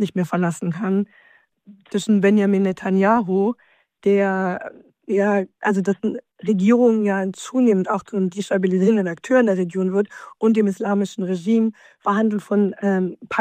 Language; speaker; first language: German; native; German